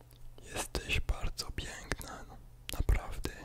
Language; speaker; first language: Polish; early bilingual, heritage; French